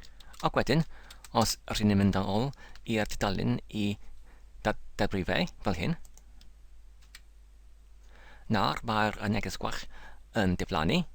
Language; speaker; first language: Welsh; non-native, learner; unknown